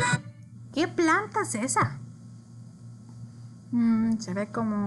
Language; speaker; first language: Spanish; early bilingual, heritage; English